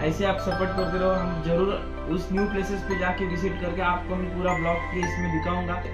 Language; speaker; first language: Hindi; non-native, local second language; Marathi